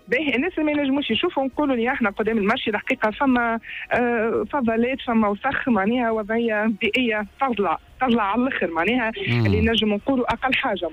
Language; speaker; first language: Arabic; native; Arabic